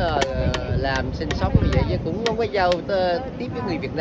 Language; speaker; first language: Vietnamese; native; Vietnamese